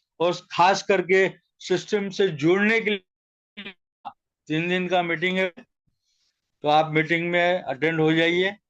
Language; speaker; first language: Hindi; non-native, local second language; Marathi